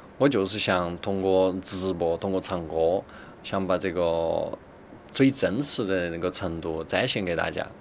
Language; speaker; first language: Chinese; non-native, fluent; Polish